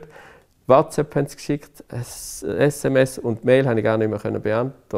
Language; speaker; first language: German; native; German